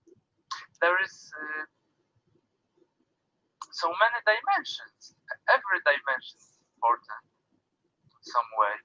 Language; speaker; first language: English; non-native, learner; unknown